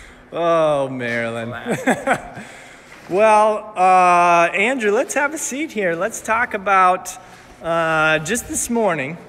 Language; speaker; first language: English; native; English